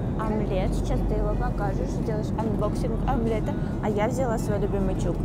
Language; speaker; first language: Russian; native; Russian